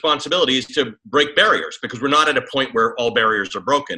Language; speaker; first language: English; native; English